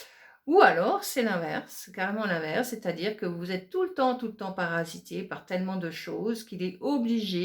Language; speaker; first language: French; native; French